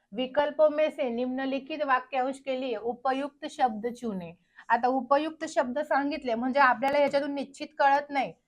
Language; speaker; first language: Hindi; non-native, local second language; Marathi